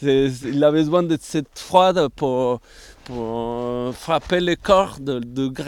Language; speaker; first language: French; non-native, fluent; Spanish